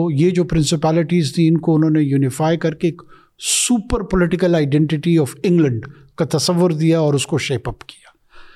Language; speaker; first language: Urdu; non-native, local second language; Pashto